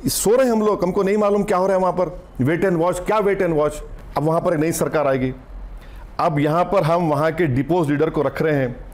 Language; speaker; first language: Hindi; non-native, local second language; Urdu